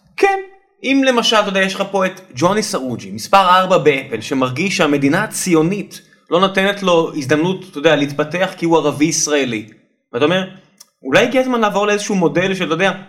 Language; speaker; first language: Hebrew; native; Hebrew